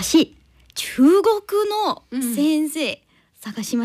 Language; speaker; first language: Japanese; non-native, learner; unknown